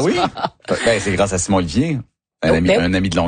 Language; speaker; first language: French; native; French